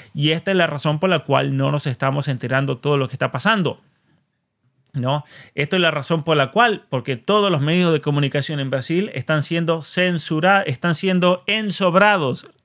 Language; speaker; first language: Spanish; native; Spanish